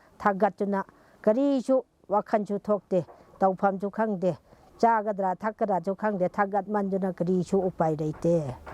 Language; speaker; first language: Manipuri; non-native, local second language; Tangkhul Naga (India)